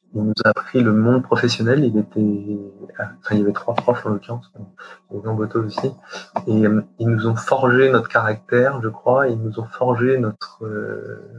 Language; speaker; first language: French; native; French